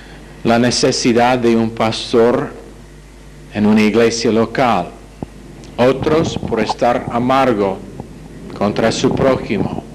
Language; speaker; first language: Spanish; non-native, fluent; English